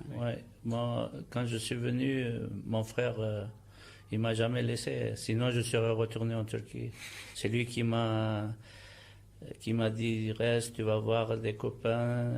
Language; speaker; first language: French; non-native, fluent; Turkish